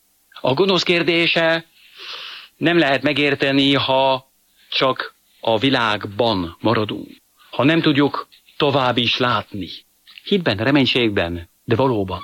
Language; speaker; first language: Hungarian; non-native, fluent; French